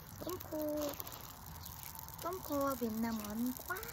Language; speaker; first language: Vietnamese; non-native, fluent; Korean